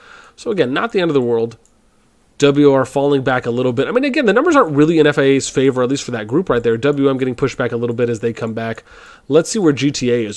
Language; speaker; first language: English; native; English